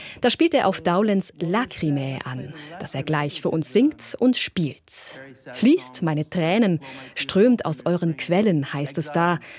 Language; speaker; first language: German; native; German